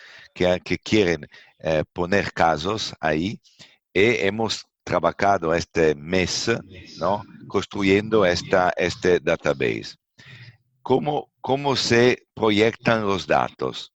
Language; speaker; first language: Spanish; non-native, fluent; Italian